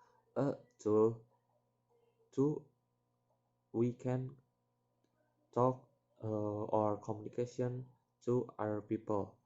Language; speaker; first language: English; non-native, learner; Indonesian